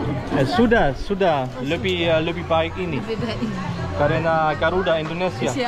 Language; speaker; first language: Indonesian; non-native, learner; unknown